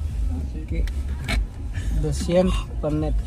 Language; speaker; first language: French; non-native, learner; Cebuano